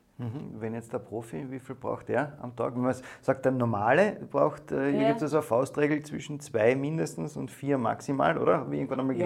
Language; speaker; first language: German; native; German